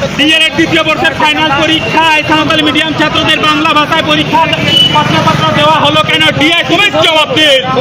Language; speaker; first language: Bangla; non-native, local second language; Santali